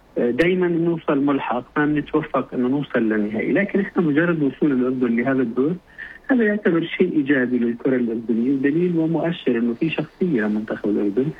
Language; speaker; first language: Arabic; native; Arabic